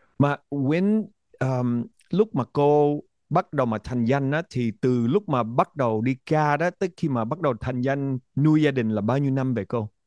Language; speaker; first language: Vietnamese; early bilingual, heritage; Vietnamese